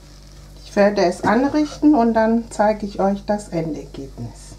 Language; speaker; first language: German; non-native, fluent; Akan